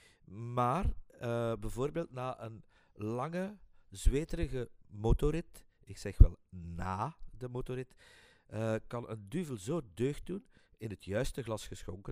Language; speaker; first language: Dutch; native; Dutch